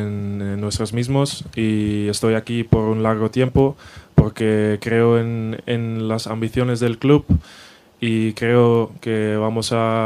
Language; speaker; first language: Spanish; non-native, fluent; Dutch